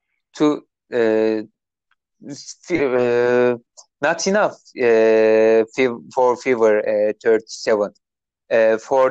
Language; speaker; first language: English; non-native, learner; Turkish